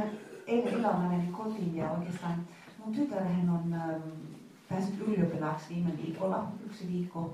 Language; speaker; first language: Finnish; non-native, fluent; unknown